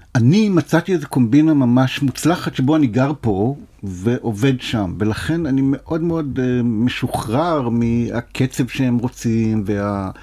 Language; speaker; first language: Hebrew; native; Hebrew